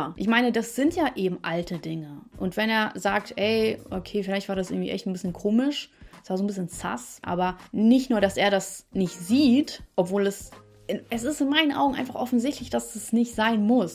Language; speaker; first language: German; native; German